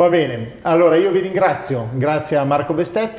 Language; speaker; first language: Italian; native; Italian